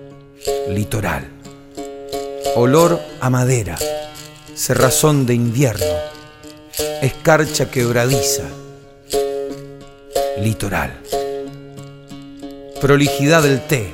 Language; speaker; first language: Spanish; native; Spanish